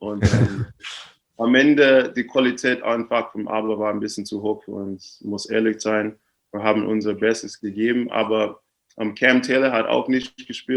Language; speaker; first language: German; non-native, fluent; English